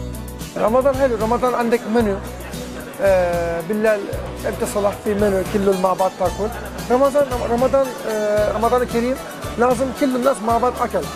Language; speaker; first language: Arabic; non-native, learner; Turkish